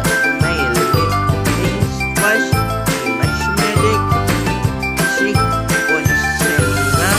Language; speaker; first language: German; non-native, learner; Indonesian